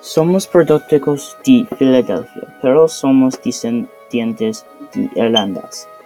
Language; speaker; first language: Spanish; non-native, learner; English